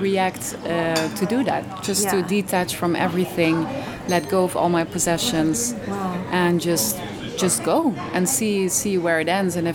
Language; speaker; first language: English; non-native, fluent; Dutch